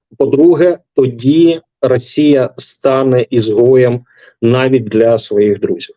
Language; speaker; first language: Ukrainian; non-native, local second language; Russian